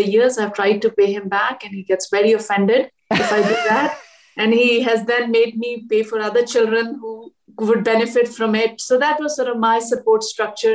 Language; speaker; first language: English; non-native, local second language; Hindi